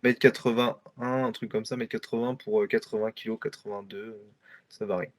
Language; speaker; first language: French; native; French